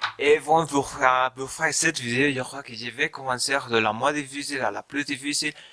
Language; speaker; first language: French; non-native, learner; Spanish